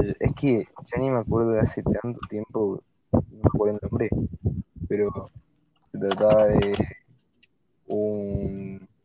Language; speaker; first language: Spanish; native; Spanish